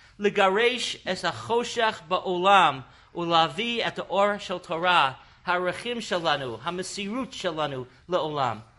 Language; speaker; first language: Hebrew; non-native, fluent; English